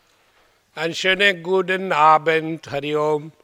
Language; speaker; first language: German; non-native, learner; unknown